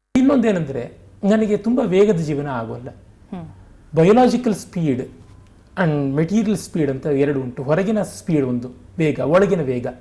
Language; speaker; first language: Kannada; non-native, local second language; Tamil